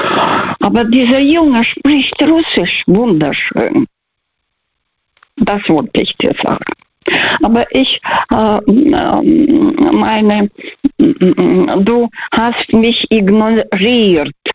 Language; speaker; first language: German; non-native, fluent; Russian